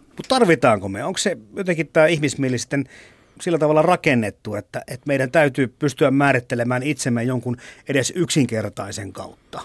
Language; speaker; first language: Finnish; native; Finnish